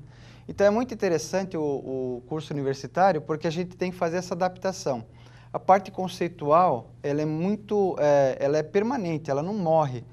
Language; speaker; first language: Portuguese; native; Portuguese